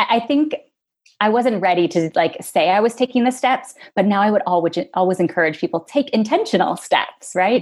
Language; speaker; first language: English; native; English